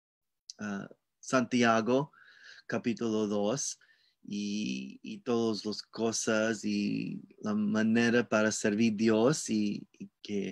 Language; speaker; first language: Spanish; non-native, learner; English